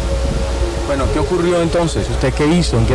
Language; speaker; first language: Spanish; native; Spanish